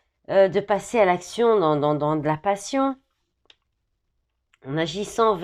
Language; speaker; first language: French; native; French